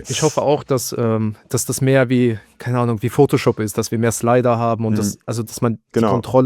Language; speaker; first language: German; native; German